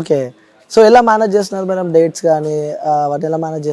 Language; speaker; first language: Telugu; native; Telugu